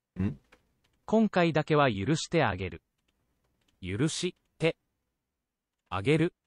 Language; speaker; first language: Japanese; non-native, learner; English